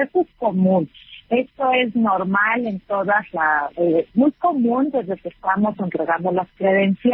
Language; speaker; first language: Spanish; native; Spanish